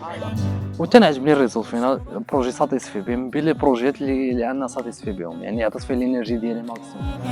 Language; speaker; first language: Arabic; native; Arabic